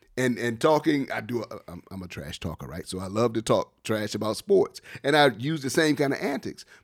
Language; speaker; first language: English; native; English